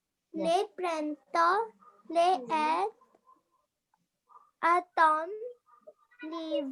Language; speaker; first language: French; non-native, learner; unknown